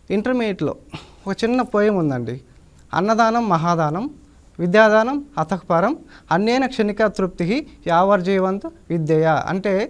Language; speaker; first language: Telugu; native; Telugu